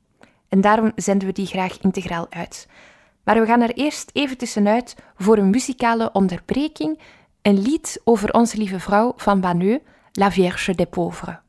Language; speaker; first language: Dutch; native; Dutch